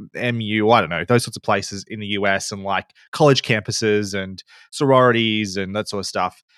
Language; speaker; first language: English; native; English